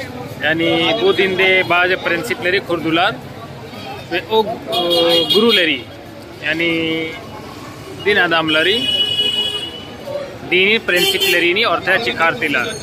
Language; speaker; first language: Turkish; non-native, fluent; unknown